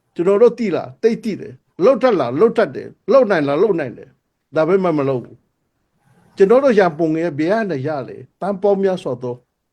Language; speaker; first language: Burmese; non-native, local second language; Tedim Chin